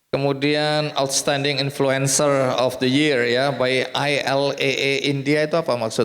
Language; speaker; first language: Indonesian; native; Indonesian